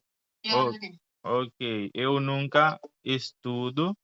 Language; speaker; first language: Portuguese; non-native, fluent; Haitian Creole